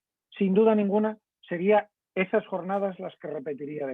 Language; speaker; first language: Spanish; native; Spanish